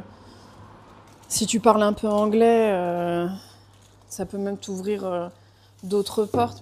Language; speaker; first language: French; native; French